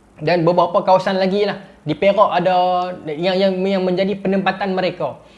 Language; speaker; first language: Malay; native; Malay